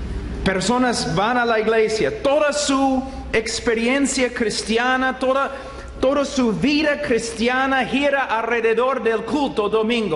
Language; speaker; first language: Spanish; non-native, fluent; English